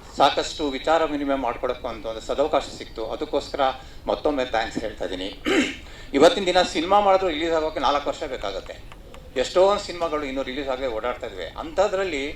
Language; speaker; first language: Kannada; native; Kannada